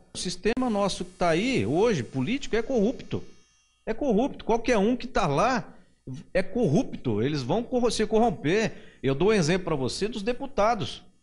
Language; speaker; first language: Portuguese; native; Portuguese